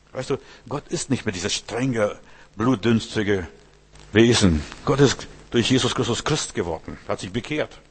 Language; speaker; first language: German; early bilingual, heritage; German